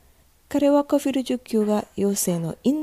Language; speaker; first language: Japanese; non-native, fluent; Indonesian